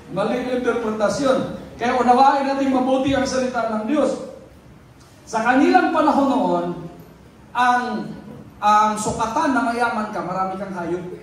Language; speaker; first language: Filipino; non-native, local second language; Cebuano